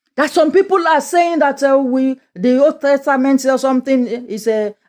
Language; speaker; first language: English; non-native, local second language; Yoruba